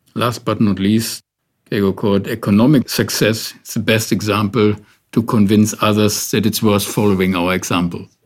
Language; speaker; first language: English; non-native, fluent; German